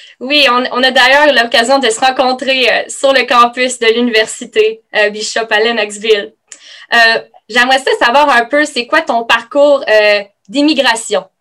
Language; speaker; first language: French; native; French